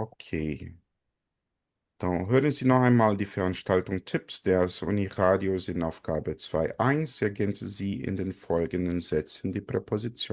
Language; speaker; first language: German; non-native, fluent; Portuguese